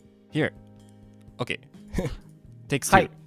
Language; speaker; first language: English; non-native, fluent; Japanese